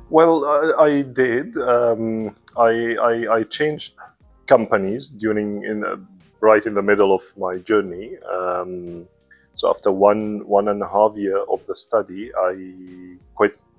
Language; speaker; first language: English; non-native, fluent; Arabic